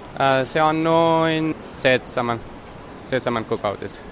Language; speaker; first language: Finnish; non-native, learner; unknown